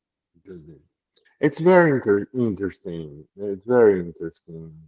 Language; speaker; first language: English; non-native, learner; Portuguese